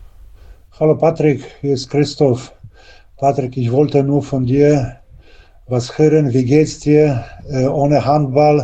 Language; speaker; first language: German; non-native, learner; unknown